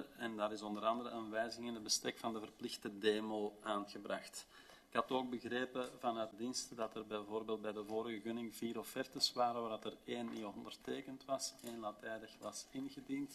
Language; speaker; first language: Dutch; native; Dutch